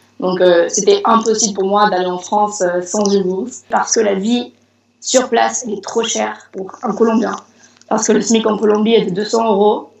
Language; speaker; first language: French; non-native, fluent; Spanish